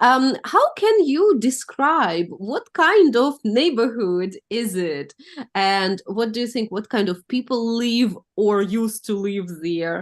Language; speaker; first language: English; non-native, fluent; Russian